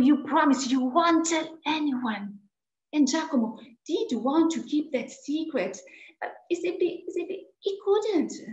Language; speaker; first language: English; non-native, fluent; Italian